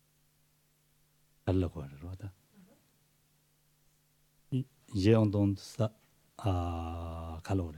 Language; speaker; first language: French; non-native, learner; Tibetan